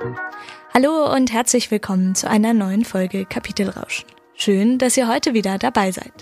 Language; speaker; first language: German; native; German